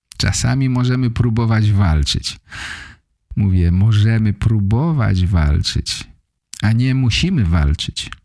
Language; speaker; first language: Polish; native; Polish